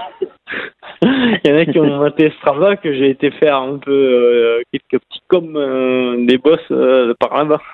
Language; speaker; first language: French; native; French